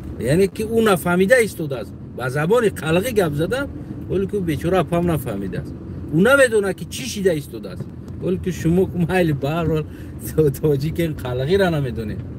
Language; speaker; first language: Tajik; non-native, local second language; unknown